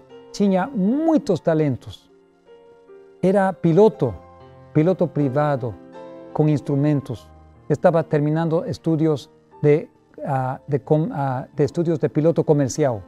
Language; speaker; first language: Portuguese; non-native, learner; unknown